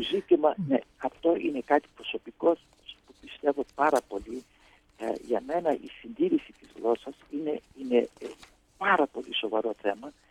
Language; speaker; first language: Greek; early bilingual, heritage; Greek